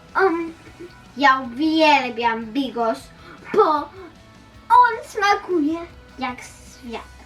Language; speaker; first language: Polish; early bilingual, heritage; Polish